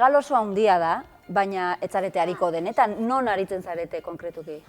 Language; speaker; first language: Basque; native; Basque